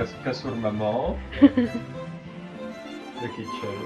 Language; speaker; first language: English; non-native, learner; French